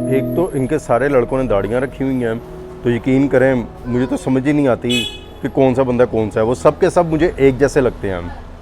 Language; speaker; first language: Urdu; non-native, local second language; Punjabi